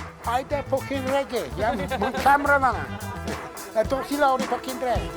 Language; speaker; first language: Welsh; non-native, learner; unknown